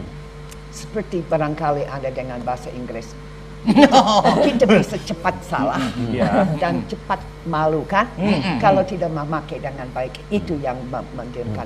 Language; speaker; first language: Indonesian; non-native, learner; English